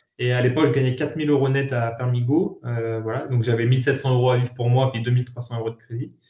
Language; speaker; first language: French; native; French